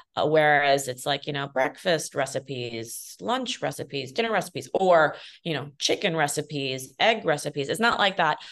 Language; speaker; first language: English; early bilingual, other home language; Spanish